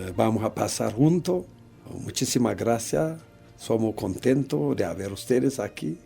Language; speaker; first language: Spanish; non-native, learner; Amharic